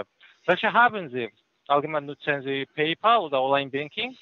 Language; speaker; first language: German; non-native, fluent; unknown